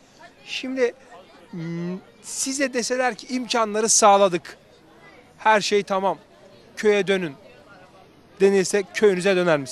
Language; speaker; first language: Turkish; native; Turkish